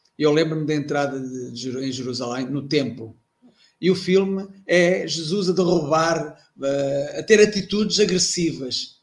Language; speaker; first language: Portuguese; native; Portuguese